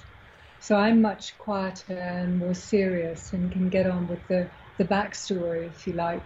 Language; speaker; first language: English; native; English